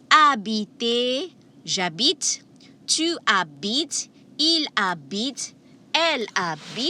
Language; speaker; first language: French; non-native, fluent; Malay